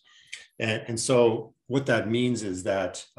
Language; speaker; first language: English; native; English